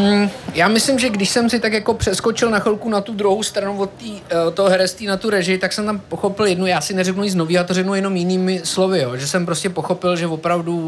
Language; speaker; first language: Czech; native; Czech